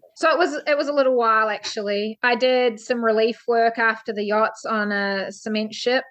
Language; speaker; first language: English; native; English